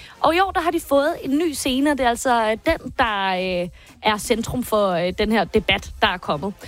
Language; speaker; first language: Danish; native; Danish